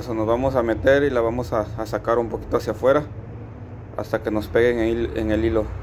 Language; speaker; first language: Spanish; native; Spanish